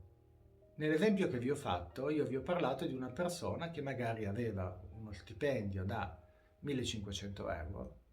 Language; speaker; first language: Italian; native; Italian